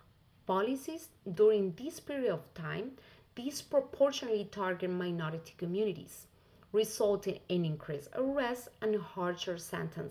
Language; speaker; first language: English; non-native, fluent; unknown